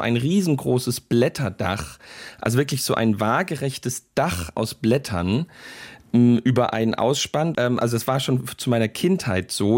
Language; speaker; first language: German; native; German